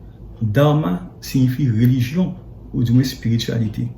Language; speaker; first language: French; non-native, learner; Haitian Creole